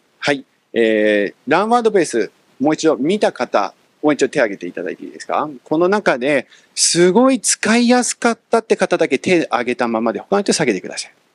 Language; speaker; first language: Japanese; early bilingual, other home language; English